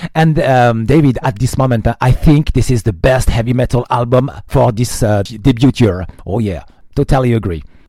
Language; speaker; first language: English; non-native, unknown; French